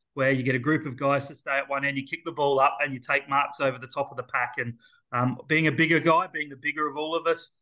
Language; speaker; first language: English; native; English